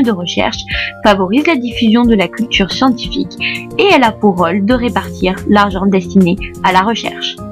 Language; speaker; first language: French; native; French